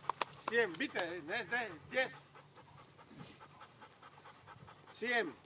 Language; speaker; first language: Russian; non-native, learner; Czech